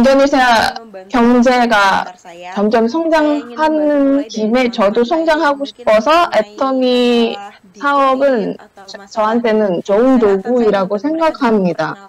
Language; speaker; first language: Korean; non-native, learner; Indonesian